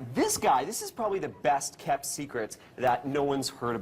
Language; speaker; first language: English; native; English